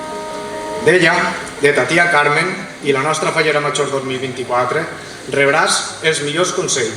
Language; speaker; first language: Catalan; native; Catalan